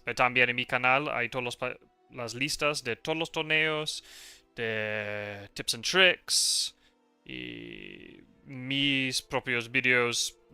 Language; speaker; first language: Spanish; non-native, learner; English